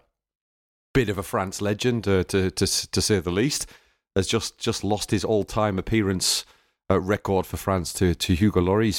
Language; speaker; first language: English; native; English